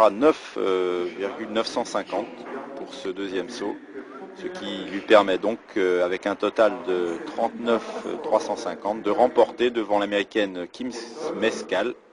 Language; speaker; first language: French; native; French